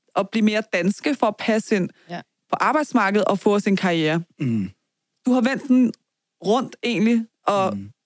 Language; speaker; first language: Danish; early bilingual, other home language; Persian